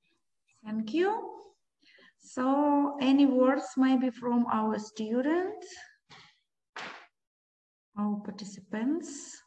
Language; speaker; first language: English; non-native, learner; Ukrainian